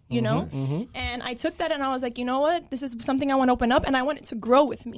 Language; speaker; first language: English; native; English